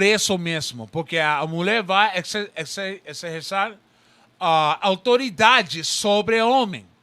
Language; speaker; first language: Portuguese; non-native, learner; Spanish